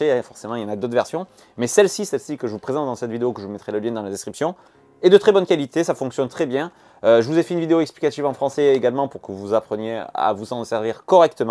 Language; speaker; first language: French; native; French